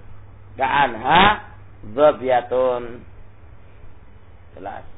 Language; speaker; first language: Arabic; non-native, fluent; Indonesian